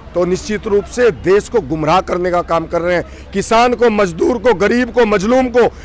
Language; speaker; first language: Hindi; native; Hindi